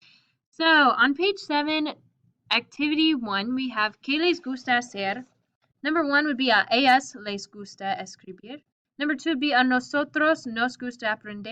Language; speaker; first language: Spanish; non-native, fluent; English